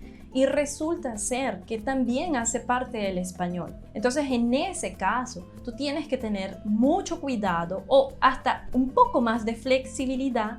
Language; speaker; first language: Spanish; non-native, fluent; Portuguese